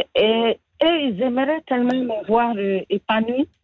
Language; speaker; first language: French; non-native, learner; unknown